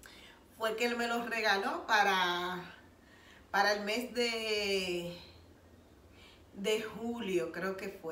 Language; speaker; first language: Spanish; native; Spanish